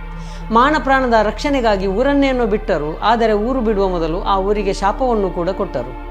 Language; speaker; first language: Kannada; native; Kannada